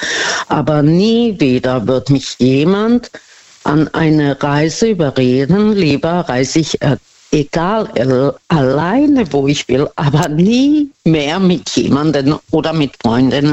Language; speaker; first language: German; non-native, fluent; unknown